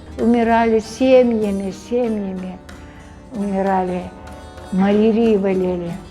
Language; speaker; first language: Russian; non-native, local second language; Crimean Tatar